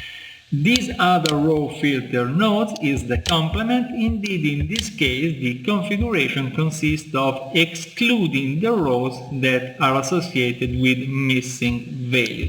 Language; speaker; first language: English; non-native, fluent; Italian